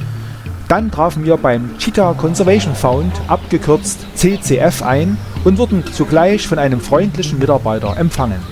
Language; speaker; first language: German; native; German